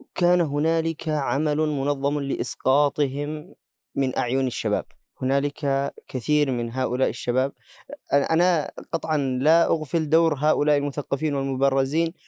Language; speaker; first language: Arabic; native; Arabic